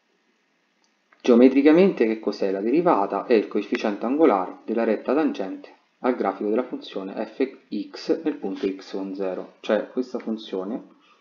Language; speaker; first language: Italian; native; Italian